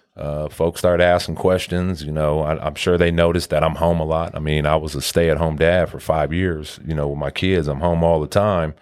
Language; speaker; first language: English; native; English